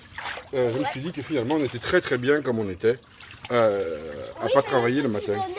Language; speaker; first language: French; native; French